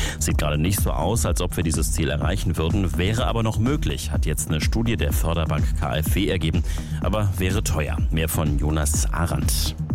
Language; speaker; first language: German; native; German